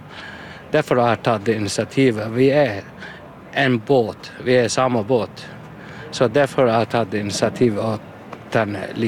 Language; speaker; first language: Norwegian; non-native, learner; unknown